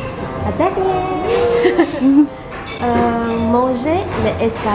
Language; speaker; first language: French; non-native, learner; Chinese